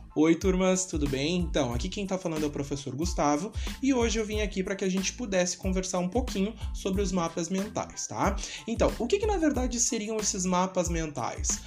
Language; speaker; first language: Portuguese; native; Portuguese